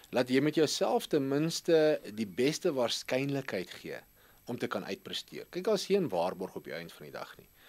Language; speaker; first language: Afrikaans; native; Afrikaans